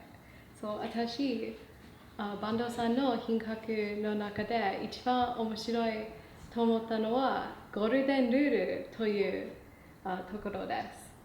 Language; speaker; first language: Japanese; non-native, learner; English